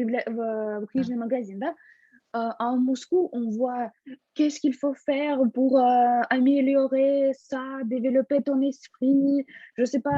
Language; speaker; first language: French; non-native, fluent; Russian